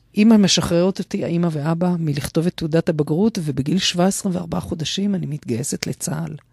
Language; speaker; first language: Hebrew; native; Hebrew